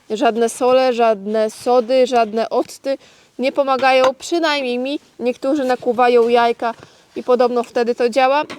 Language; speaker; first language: Polish; native; Polish